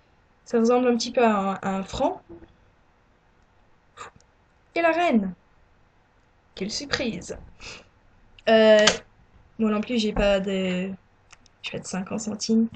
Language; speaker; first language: French; non-native, learner; English